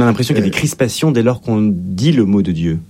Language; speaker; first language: French; native; French